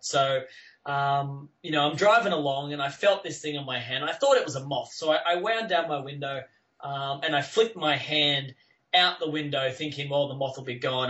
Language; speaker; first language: English; native; English